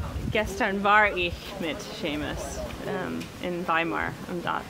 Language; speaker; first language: German; non-native, learner; English